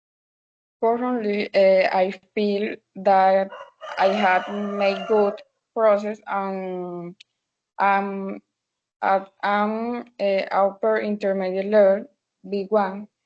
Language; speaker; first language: English; non-native, learner; Spanish